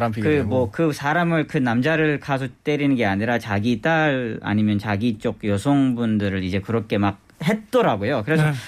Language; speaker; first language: Korean; non-native, fluent; Balti